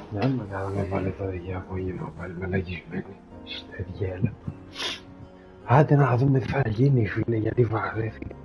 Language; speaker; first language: Greek; native; Greek